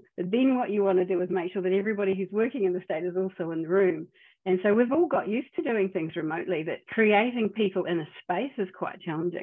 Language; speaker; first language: English; native; English